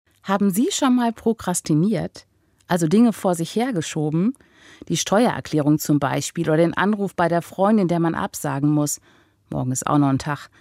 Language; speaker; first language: German; native; German